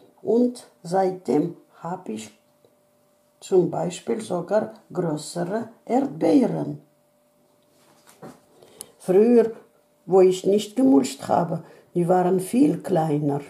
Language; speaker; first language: German; non-native, fluent; Russian